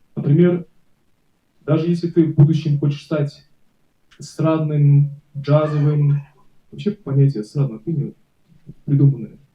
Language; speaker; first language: Russian; non-native, local second language; Kazakh